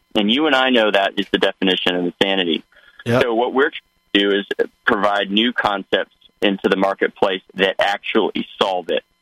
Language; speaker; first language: English; native; English